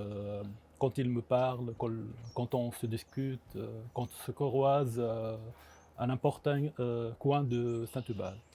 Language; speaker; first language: French; non-native, local second language; Arabic